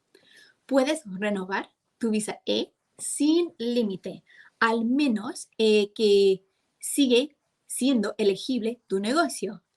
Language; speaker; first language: Spanish; non-native, fluent; English